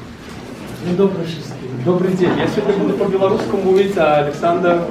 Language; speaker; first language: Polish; non-native, learner; Belarusian